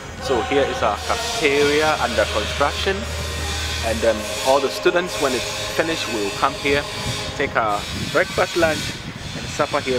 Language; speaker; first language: English; non-native, local second language; Akan